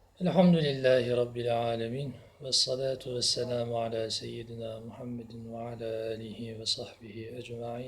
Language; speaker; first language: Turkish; native; Turkish